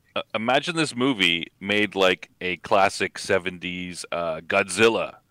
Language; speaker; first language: English; native; English